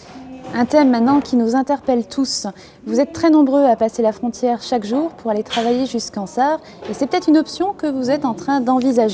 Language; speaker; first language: French; native; French